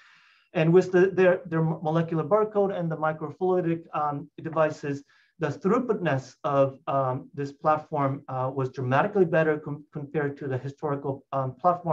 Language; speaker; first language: English; non-native, fluent; Japanese